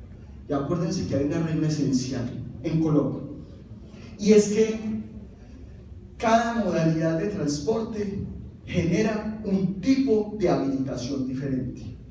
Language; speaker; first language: Spanish; native; Spanish